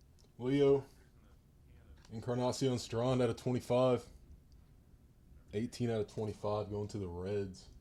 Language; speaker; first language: English; native; English